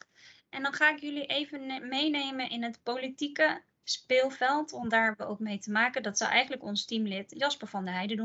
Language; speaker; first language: Dutch; native; Dutch